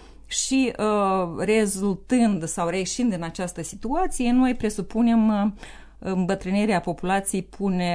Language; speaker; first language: Romanian; native; Romanian